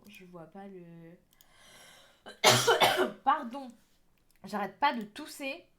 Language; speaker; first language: French; native; French